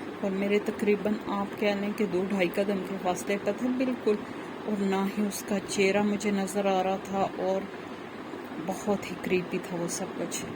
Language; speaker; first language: Urdu; non-native, local second language; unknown